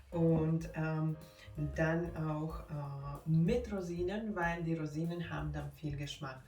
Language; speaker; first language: German; non-native, fluent; Finnish